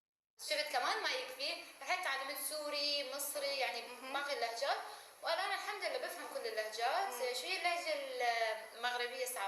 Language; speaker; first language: Arabic; non-native, fluent; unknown